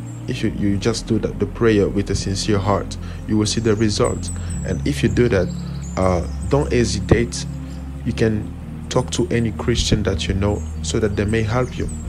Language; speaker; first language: English; non-native, fluent; French